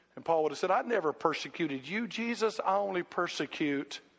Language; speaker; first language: English; native; English